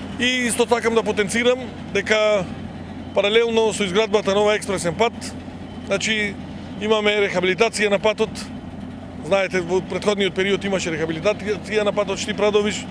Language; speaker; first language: Macedonian; native; Macedonian